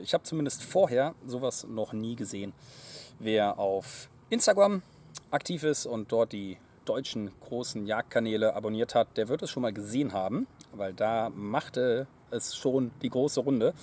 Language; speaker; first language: German; native; German